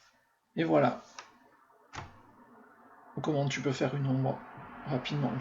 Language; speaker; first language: French; native; French